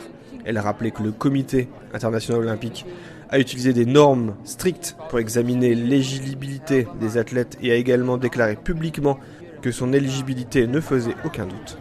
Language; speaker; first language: French; native; French